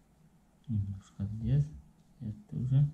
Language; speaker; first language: Russian; non-native, learner; Chinese